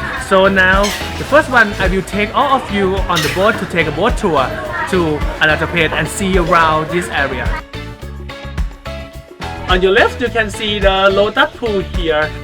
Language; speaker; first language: English; non-native, learner; Thai